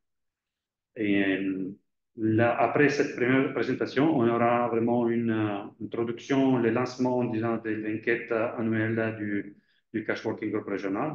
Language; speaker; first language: French; non-native, fluent; Italian